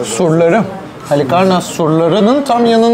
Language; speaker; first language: Turkish; native; Turkish